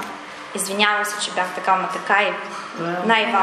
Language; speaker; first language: Bulgarian; non-native, learner; Russian